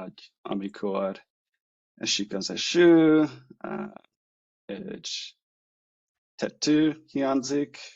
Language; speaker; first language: Hungarian; non-native, learner; English